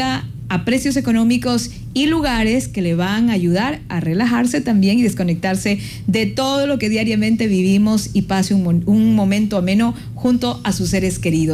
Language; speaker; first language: Spanish; native; Spanish